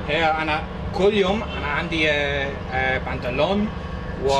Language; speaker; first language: Arabic; non-native, learner; English